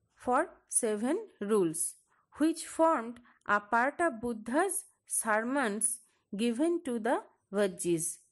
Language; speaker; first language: English; non-native, local second language; Bangla